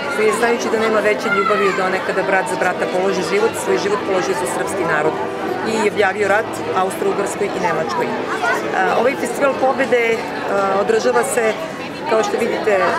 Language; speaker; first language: Serbian; native; Serbian